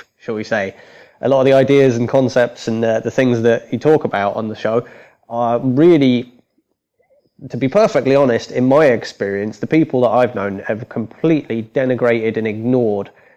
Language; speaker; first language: English; native; English